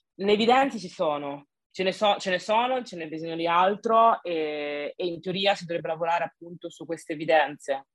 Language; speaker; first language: Italian; early bilingual, other home language; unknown